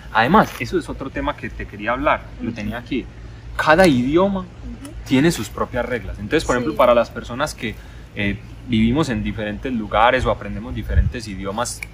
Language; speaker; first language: Spanish; native; Spanish